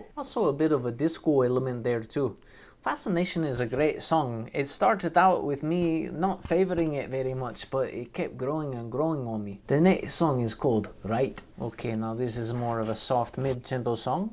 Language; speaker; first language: English; native; English